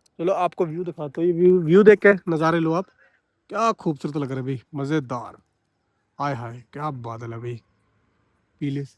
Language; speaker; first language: Hindi; non-native, local second language; Punjabi